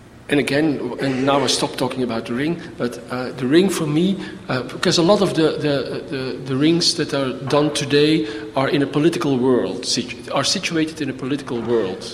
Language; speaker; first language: English; non-native, fluent; Dutch